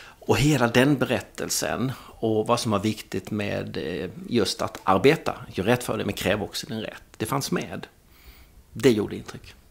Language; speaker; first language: Swedish; native; Swedish